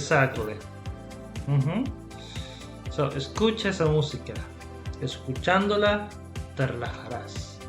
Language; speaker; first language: Spanish; non-native, fluent; English